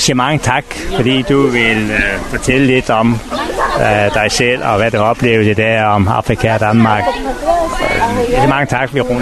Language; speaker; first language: Danish; native; Danish